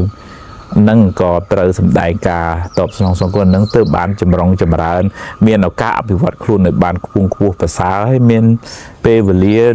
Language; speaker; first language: Khmer; native; Khmer